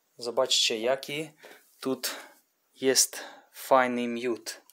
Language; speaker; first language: Polish; non-native, learner; Russian